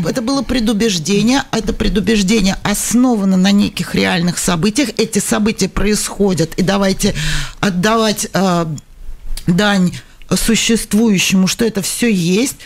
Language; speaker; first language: Russian; native; Russian